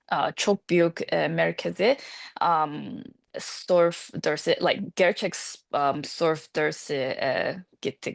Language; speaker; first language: Turkish; non-native, learner; English